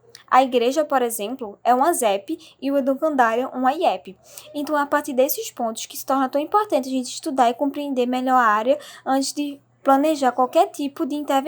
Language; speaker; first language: Portuguese; native; Portuguese